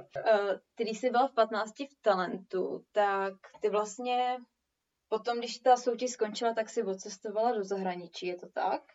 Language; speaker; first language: Czech; native; Czech